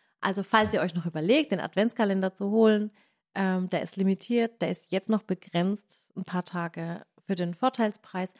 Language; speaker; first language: German; native; German